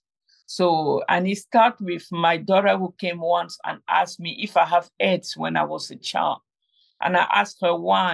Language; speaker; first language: English; non-native, local second language; French